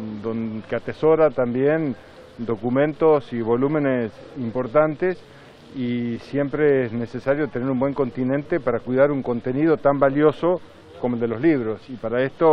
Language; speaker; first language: Spanish; native; Spanish